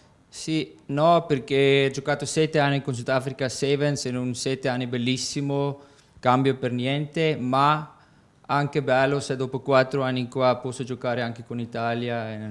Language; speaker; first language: Italian; non-native, learner; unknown